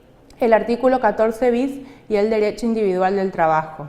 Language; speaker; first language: Spanish; native; Spanish